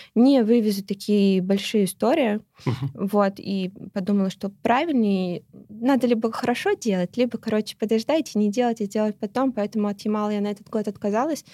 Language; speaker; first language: Russian; native; Russian